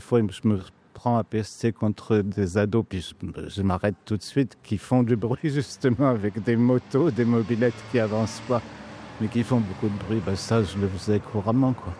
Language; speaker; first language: French; native; French